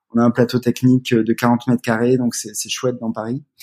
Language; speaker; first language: French; native; French